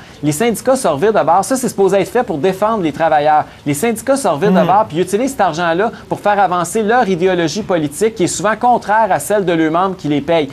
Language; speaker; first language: French; native; French